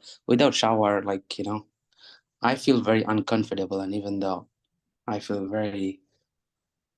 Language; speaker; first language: English; non-native, learner; Bangla